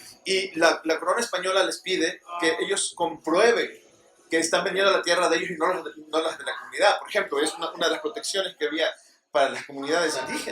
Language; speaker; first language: Spanish; native; Spanish